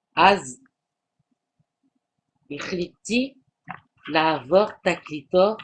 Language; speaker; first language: Hebrew; non-native, learner; French